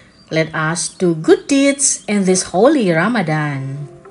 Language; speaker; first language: English; non-native, fluent; Indonesian